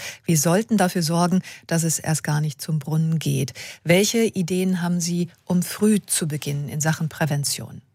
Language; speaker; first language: German; native; German